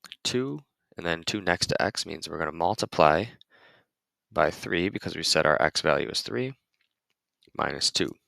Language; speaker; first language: English; native; English